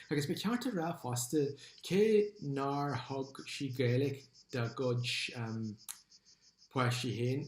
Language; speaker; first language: Irish; non-native, local second language; English